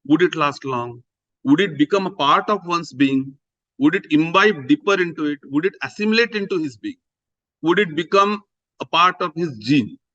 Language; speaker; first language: English; non-native, local second language; Marathi